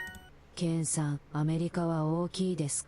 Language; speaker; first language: Japanese; non-native, learner; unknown